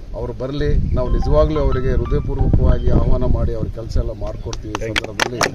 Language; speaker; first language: Kannada; non-native, local second language; Urdu